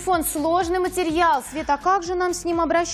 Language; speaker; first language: Russian; native; Russian